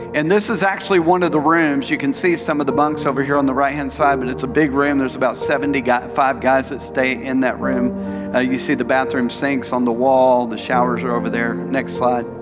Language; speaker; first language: English; native; English